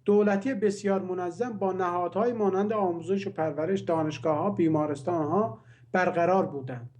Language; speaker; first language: Persian; non-native, local second language; Azerbaijani